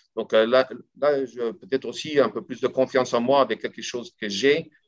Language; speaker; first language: French; non-native, fluent; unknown